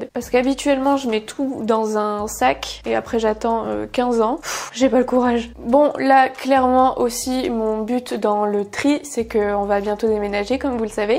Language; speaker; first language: French; native; French